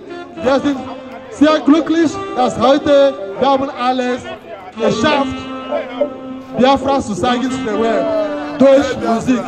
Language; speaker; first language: German; non-native, fluent; Igbo